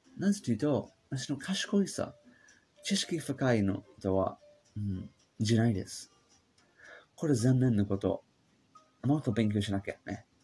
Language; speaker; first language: Japanese; non-native, learner; English